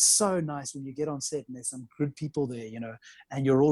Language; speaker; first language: English; native; English